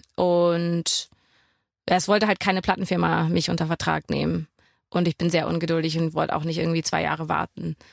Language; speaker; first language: German; non-native, fluent; English